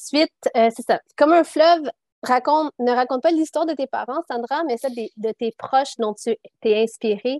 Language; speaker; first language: French; native; French